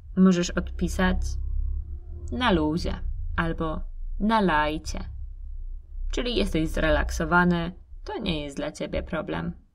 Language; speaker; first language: Polish; native; Polish